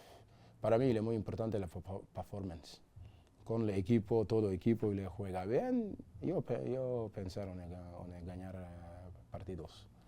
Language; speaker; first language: Spanish; non-native, learner; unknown